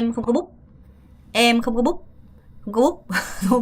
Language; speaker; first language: Vietnamese; non-native, fluent; Korean